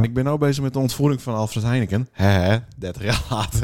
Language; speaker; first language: Dutch; native; Dutch